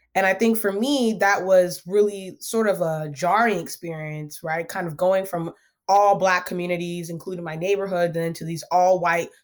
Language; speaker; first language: English; early bilingual, other home language; Akan